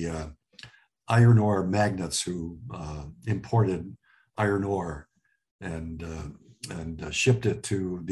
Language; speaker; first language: English; early bilingual, other home language; Arabic